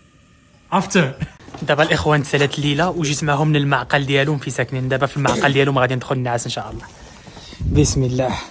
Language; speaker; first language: Arabic; native; Arabic